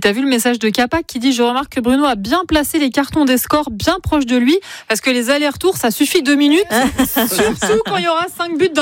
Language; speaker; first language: French; native; French